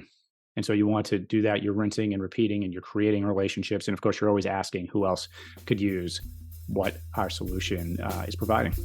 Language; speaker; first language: English; native; English